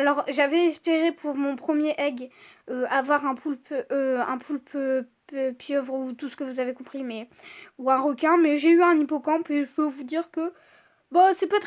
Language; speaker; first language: French; native; French